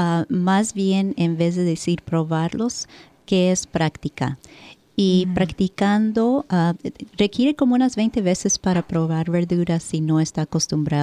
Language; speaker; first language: Spanish; early bilingual, heritage; Spanish